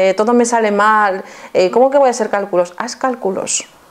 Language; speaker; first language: Spanish; non-native, fluent; Polish